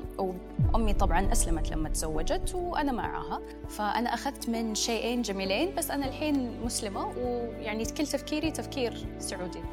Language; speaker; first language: Arabic; early bilingual, other home language; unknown